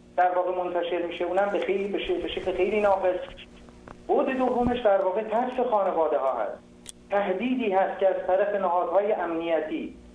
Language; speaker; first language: Persian; non-native, local second language; Kurdish